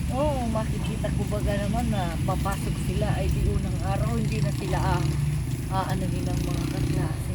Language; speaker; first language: Filipino; native; Filipino